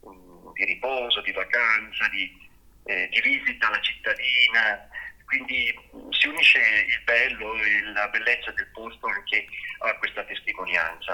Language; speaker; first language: Italian; native; Italian